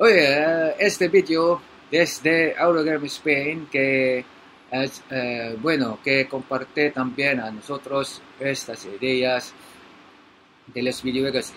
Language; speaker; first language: Spanish; non-native, learner; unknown